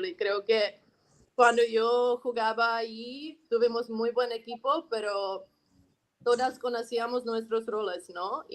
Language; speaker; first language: Spanish; non-native, fluent; Czech